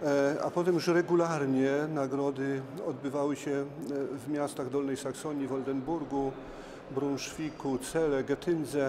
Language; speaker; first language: Polish; native; Polish